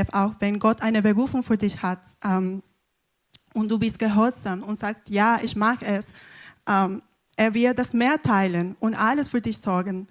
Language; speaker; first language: German; non-native, fluent; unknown